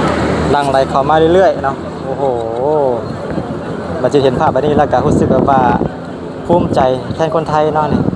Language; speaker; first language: Thai; non-native, local second language; Northeastern Thai